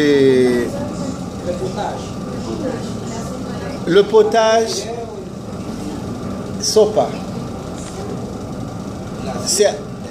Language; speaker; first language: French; non-native, fluent; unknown